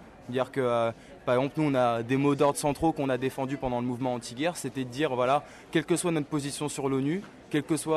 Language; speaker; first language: French; native; French